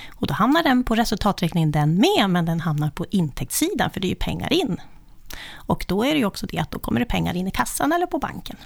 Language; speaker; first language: Swedish; native; Swedish